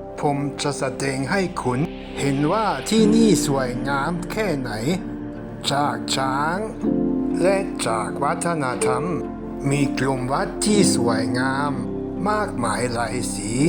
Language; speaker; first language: Thai; non-native, fluent; German